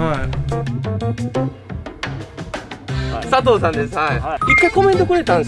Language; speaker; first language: Japanese; native; Japanese